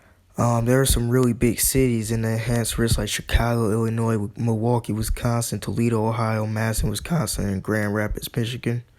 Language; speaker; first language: English; native; English